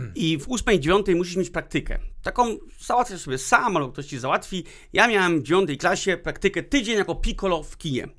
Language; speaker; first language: Polish; early bilingual, heritage; Polish